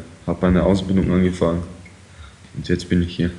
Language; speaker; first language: German; early bilingual, other home language; Ukrainian